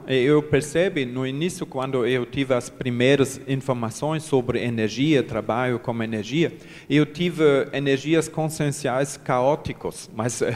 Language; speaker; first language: Portuguese; non-native, learner; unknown